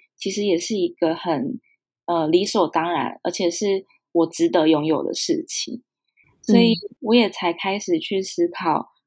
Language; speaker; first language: Chinese; native; Chinese